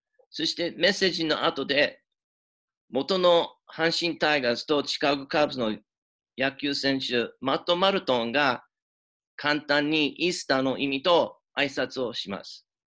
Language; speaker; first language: Japanese; non-native, fluent; English